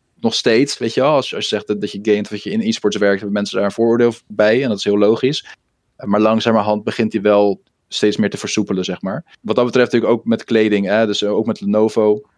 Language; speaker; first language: Dutch; early bilingual, other home language; Russian